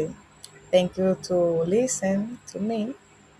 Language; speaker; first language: English; non-native, learner; Spanish